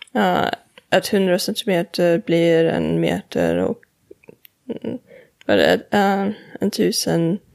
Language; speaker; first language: Swedish; non-native, fluent; English